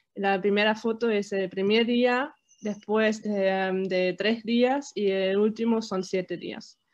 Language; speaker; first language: Spanish; non-native, fluent; German